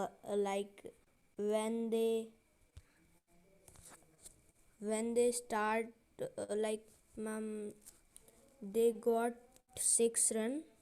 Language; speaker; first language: English; non-native, learner; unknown